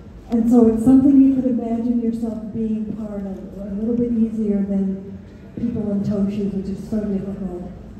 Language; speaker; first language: English; native; English